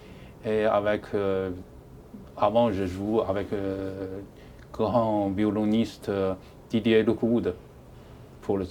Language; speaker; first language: French; non-native, learner; Chinese